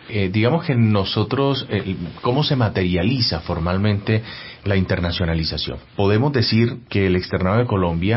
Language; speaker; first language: Spanish; native; Spanish